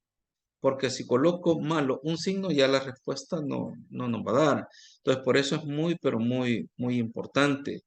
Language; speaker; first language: Spanish; native; Spanish